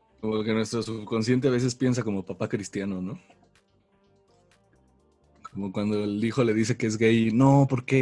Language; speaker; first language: Spanish; native; Spanish